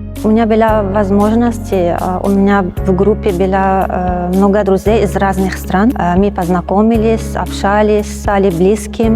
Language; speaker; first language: Russian; non-native, learner; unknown